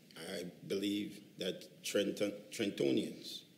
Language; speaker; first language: English; native; English